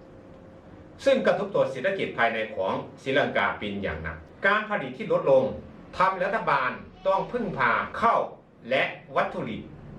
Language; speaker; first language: Thai; non-native, fluent; Chinese